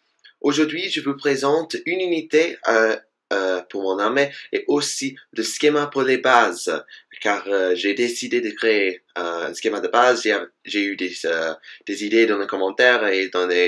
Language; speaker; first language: French; non-native, fluent; English